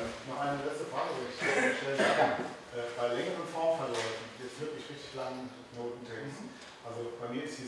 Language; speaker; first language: German; native; German